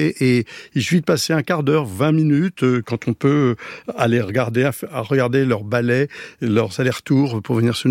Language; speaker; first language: French; native; French